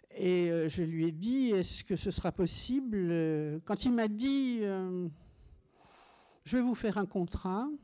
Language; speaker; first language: French; native; French